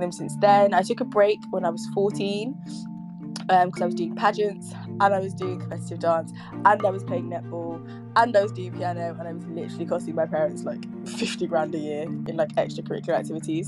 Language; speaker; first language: English; native; English